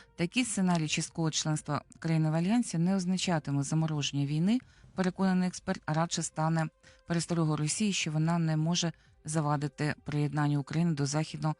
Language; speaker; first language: Ukrainian; native; Ukrainian